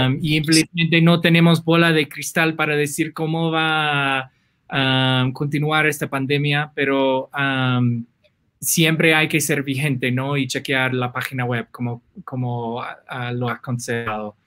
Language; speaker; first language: Spanish; non-native, fluent; English